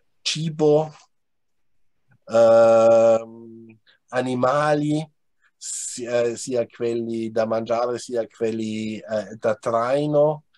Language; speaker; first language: Italian; non-native, fluent; German